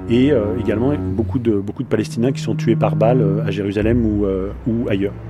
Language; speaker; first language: French; native; French